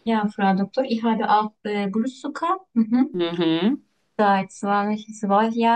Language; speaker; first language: German; non-native, learner; Turkish